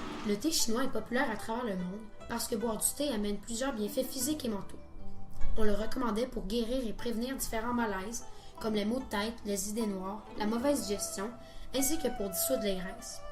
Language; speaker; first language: French; native; French